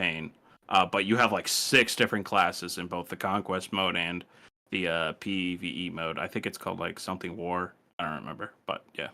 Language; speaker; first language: English; native; English